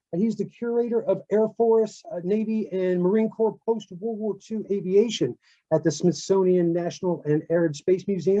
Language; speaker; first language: English; native; English